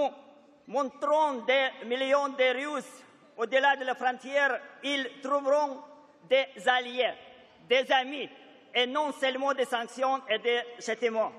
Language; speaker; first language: French; non-native, fluent; Russian